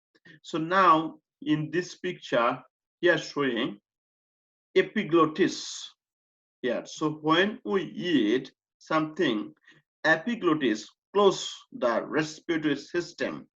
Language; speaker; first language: English; non-native, fluent; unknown